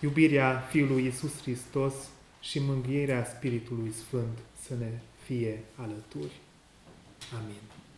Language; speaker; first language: Romanian; non-native, local second language; Hungarian